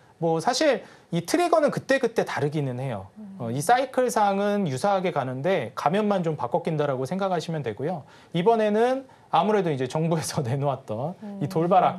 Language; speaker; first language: Korean; native; Korean